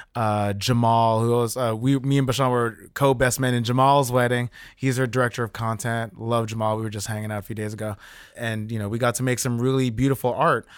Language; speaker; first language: English; native; English